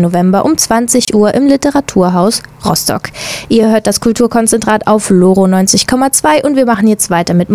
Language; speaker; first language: German; native; German